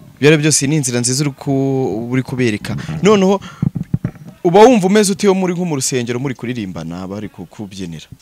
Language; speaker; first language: Kinyarwanda; native; Kinyarwanda